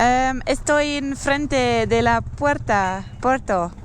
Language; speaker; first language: Spanish; non-native, learner; Dutch